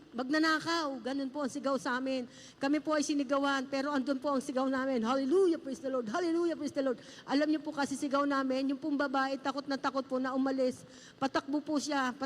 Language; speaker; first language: Filipino; native; Filipino